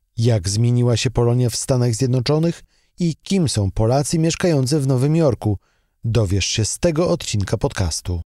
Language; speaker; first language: Polish; native; Polish